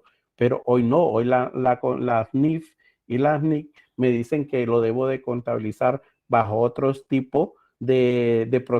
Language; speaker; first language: Spanish; native; Spanish